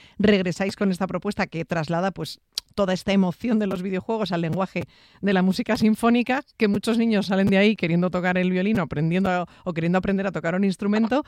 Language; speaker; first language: Spanish; native; Spanish